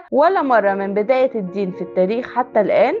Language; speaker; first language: Arabic; native; Arabic